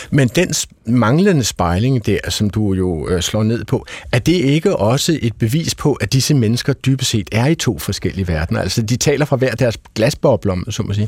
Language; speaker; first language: Danish; native; Danish